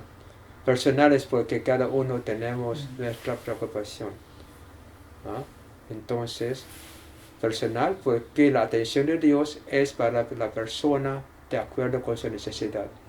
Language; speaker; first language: Spanish; non-native, learner; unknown